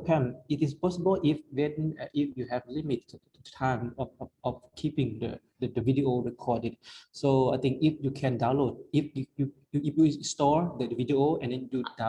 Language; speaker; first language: English; non-native, fluent; Lao